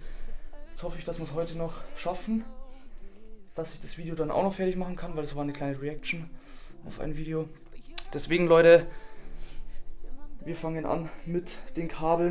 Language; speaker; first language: German; native; German